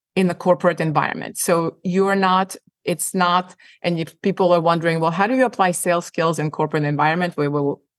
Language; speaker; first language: English; non-native, fluent; Ukrainian